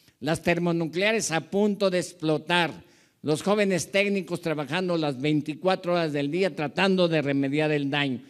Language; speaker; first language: Spanish; early bilingual, other home language; Japanese